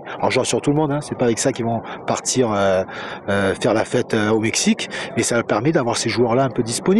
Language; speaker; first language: French; native; French